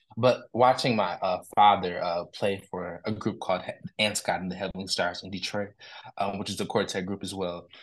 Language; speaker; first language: English; native; English